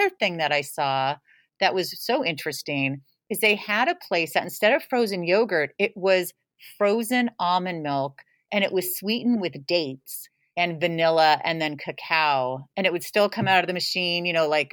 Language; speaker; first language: English; native; English